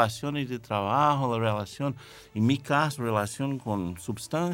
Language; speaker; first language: Spanish; non-native, fluent; English